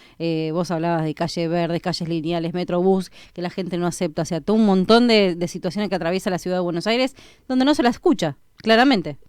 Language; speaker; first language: Spanish; native; Spanish